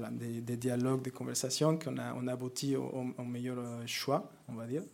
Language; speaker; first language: French; non-native, fluent; Spanish